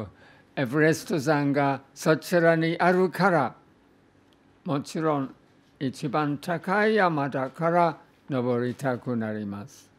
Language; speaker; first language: Japanese; non-native, fluent; English